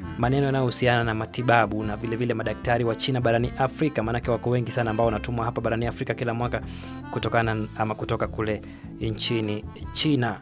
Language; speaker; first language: Swahili; native; Swahili